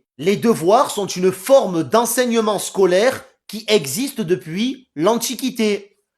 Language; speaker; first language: French; native; French